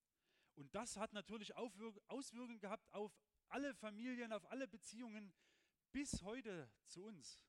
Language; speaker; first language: German; native; German